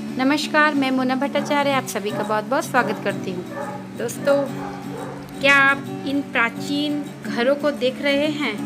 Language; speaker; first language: Hindi; non-native, local second language; Bangla